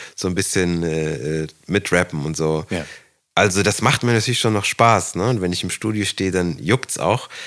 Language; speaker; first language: German; native; German